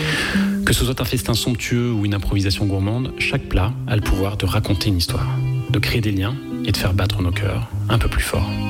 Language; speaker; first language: French; native; French